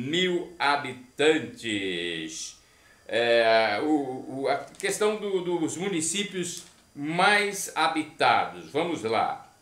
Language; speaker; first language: Portuguese; native; Portuguese